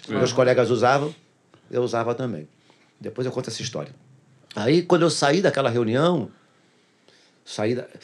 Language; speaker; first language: Portuguese; native; Portuguese